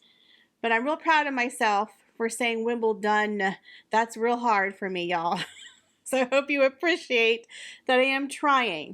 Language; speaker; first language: English; native; English